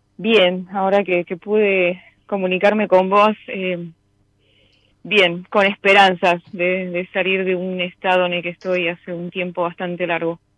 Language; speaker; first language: Spanish; native; Spanish